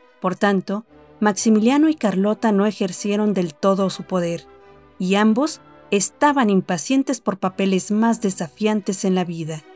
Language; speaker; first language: Spanish; native; Spanish